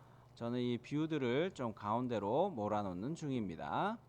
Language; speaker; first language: Korean; native; Korean